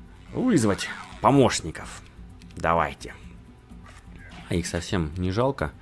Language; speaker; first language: Russian; native; Russian